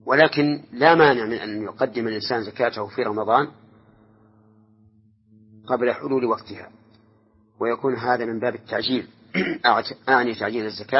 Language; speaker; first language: Arabic; native; Arabic